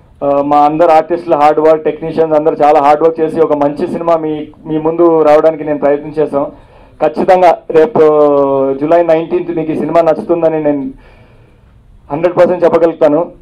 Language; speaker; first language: Telugu; non-native, local second language; Urdu